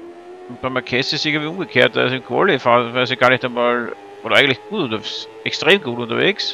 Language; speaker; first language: German; native; German